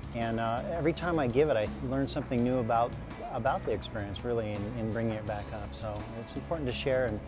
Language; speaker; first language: English; native; English